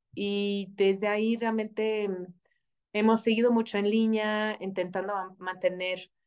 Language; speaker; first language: Spanish; non-native, fluent; English